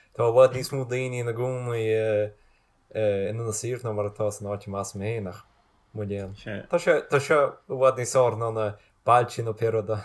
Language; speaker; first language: Irish; native; Irish